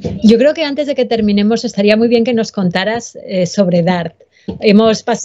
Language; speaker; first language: Spanish; native; Spanish